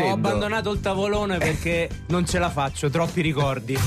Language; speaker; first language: Italian; native; Italian